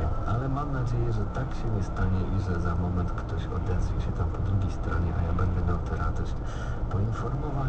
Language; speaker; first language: Polish; native; Polish